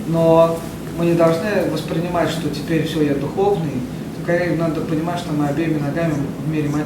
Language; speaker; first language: Russian; native; Russian